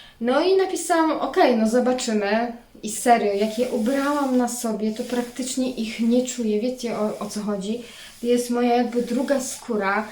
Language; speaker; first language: Polish; native; Polish